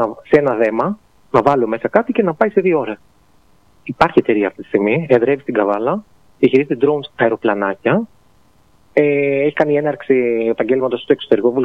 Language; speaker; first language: Greek; native; Greek